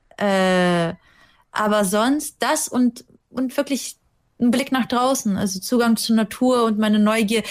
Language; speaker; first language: German; early bilingual, other home language; Russian